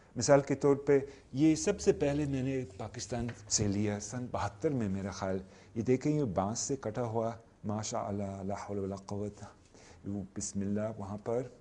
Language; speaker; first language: Urdu; non-native, fluent; English